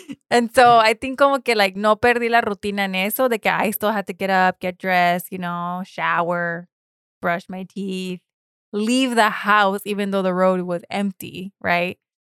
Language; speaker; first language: English; early bilingual, other home language; Spanish